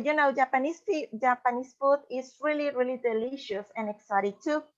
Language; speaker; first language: English; non-native, learner; Spanish